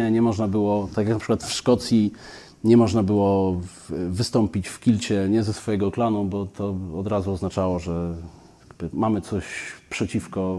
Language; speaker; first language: Polish; native; Polish